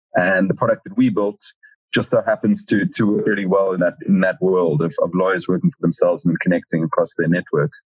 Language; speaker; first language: English; native; English